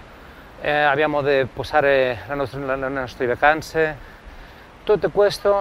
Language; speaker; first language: Italian; non-native, learner; Spanish